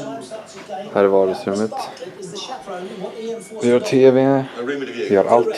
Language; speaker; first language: Swedish; native; Swedish